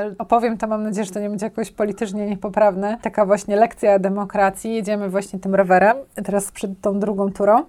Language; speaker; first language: Polish; native; Polish